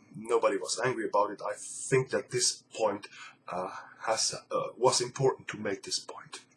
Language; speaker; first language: English; non-native, fluent; Luxembourgish